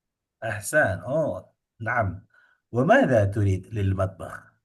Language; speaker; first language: Arabic; non-native, fluent; Indonesian